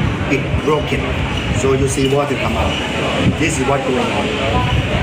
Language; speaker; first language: English; non-native, fluent; Thai